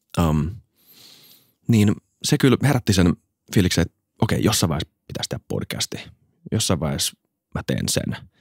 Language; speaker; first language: Finnish; native; Finnish